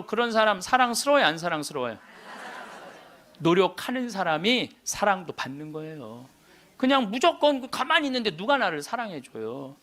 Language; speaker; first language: Korean; native; Korean